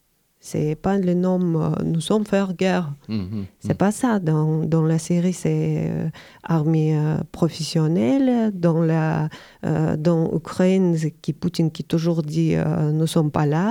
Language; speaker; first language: French; non-native, learner; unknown